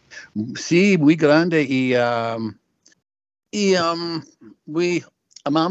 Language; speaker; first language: Spanish; non-native, learner; English